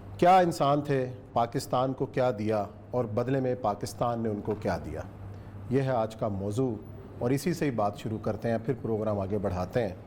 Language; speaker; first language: Urdu; native; Urdu